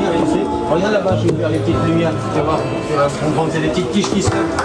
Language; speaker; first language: French; native; French